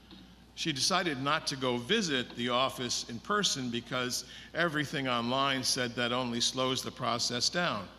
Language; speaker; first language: English; native; English